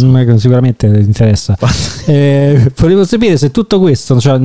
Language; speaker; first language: Italian; native; Italian